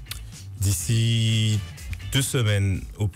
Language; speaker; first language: French; native; French